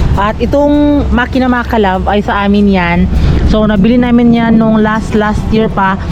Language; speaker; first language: Filipino; non-native, local second language; Cebuano